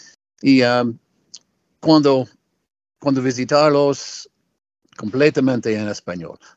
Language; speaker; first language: Spanish; non-native, learner; English